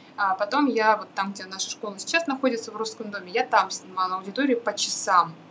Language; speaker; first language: Russian; native; Russian